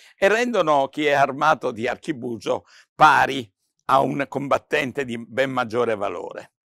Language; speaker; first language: Italian; native; Italian